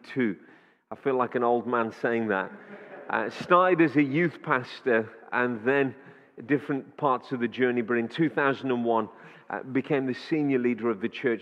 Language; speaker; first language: English; native; English